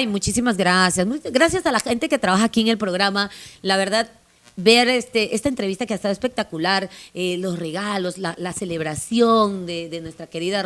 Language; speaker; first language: Spanish; native; Spanish